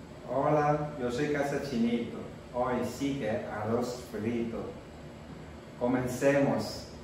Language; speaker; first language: Spanish; non-native, learner; Chinese